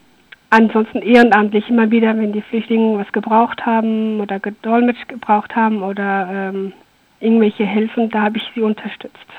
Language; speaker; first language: German; early bilingual, other home language; Persian